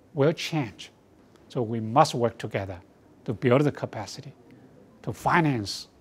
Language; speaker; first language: English; non-native, fluent; Chinese